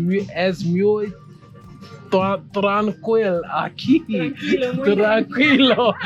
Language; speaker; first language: Spanish; non-native, learner; English